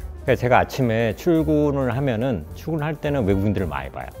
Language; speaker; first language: Korean; native; Korean